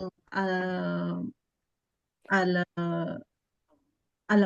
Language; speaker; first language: French; non-native, learner; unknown